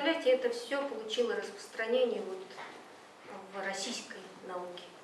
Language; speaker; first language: Russian; native; Russian